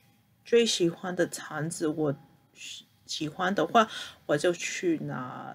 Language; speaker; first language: Chinese; early bilingual, heritage; Cantonese